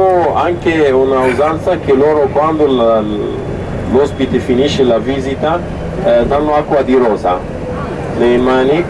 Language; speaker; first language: Italian; non-native, fluent; Arabic